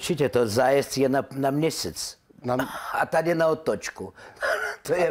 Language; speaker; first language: Czech; non-native, learner; Russian